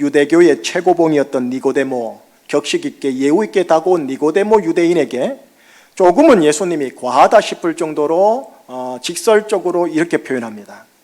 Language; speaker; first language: Korean; native; Korean